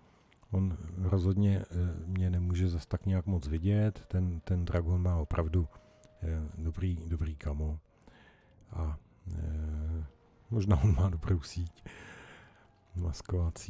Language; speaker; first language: Czech; native; Czech